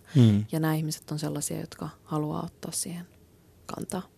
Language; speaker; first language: Finnish; native; Finnish